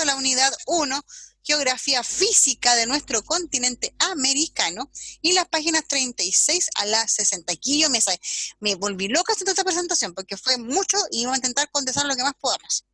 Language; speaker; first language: Spanish; native; Spanish